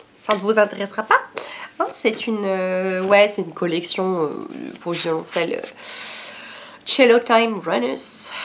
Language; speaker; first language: French; native; French